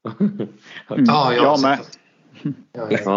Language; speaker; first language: Swedish; non-native, learner; Polish